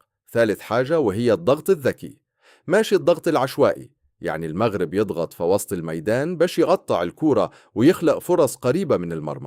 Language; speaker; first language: Arabic; native; Arabic